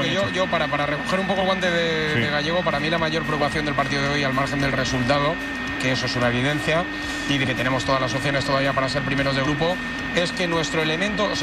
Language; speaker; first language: Spanish; native; Spanish